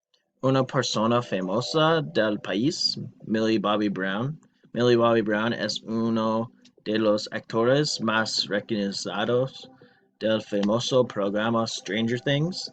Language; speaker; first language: Spanish; non-native, learner; English